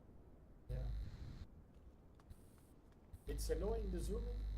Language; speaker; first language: English; non-native, learner; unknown